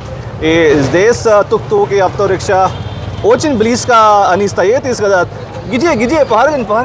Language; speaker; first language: Russian; non-native, learner; Hindi